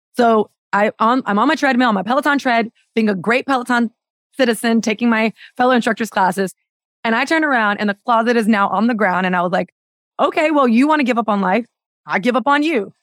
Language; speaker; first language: English; native; English